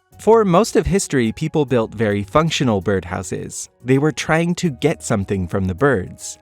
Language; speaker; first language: English; native; English